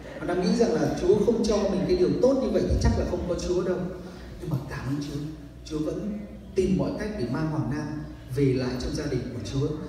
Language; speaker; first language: Vietnamese; native; Vietnamese